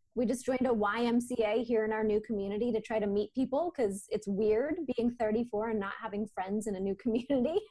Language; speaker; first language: English; native; English